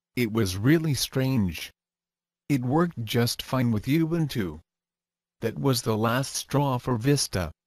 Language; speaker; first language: English; native; English